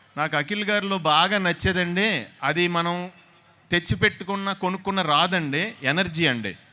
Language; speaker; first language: Telugu; native; Telugu